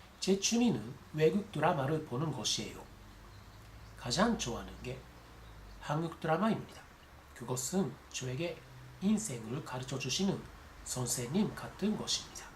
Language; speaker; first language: Korean; non-native, learner; Japanese